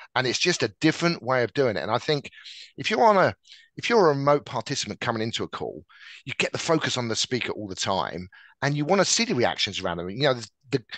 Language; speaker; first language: English; native; English